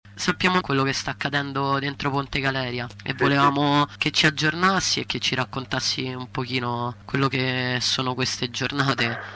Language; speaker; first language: Italian; native; Italian